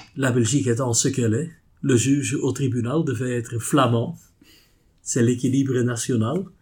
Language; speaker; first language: French; non-native, fluent; Dutch